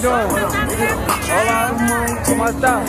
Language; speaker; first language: Spanish; non-native, learner; English